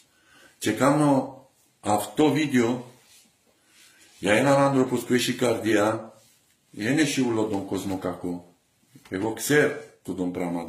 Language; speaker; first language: Greek; non-native, learner; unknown